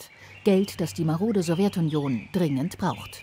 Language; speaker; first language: German; native; German